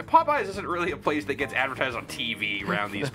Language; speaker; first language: English; native; English